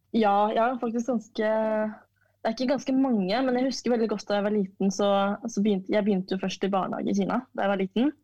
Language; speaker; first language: Norwegian; early bilingual, other home language; Chinese